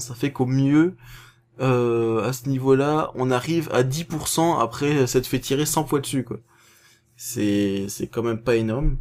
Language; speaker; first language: French; native; French